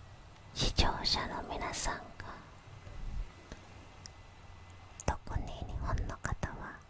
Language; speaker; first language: Japanese; non-native, fluent; Indonesian